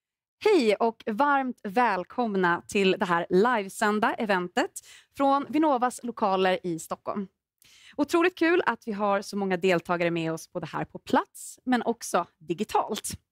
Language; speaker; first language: Swedish; native; Swedish